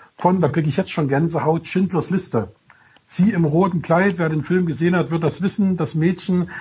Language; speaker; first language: German; native; German